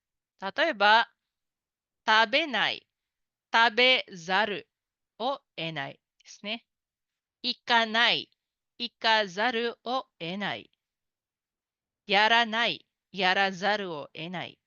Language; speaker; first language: Japanese; non-native, fluent; Filipino